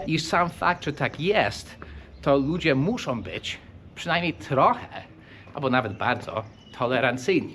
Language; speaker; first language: Polish; early bilingual, heritage; English